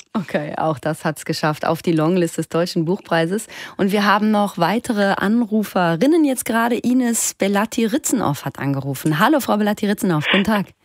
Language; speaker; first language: German; native; German